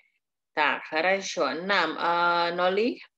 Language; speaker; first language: Russian; non-native, fluent; Indonesian